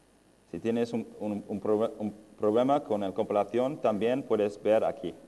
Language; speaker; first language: Spanish; non-native, fluent; English